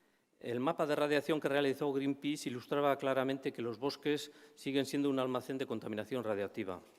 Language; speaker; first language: Spanish; native; Spanish